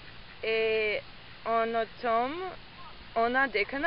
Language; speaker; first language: French; non-native, learner; English